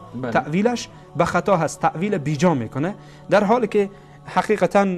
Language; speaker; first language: Persian; native; Persian